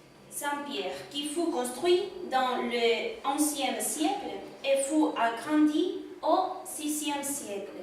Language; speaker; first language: French; non-native, learner; Spanish